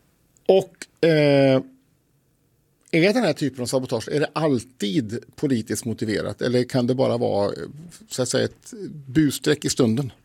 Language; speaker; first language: Swedish; native; Swedish